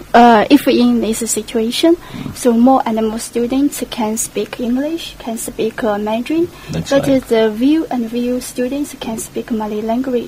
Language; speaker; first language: English; non-native, local second language; Chinese